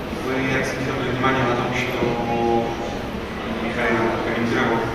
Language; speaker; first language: Russian; native; Russian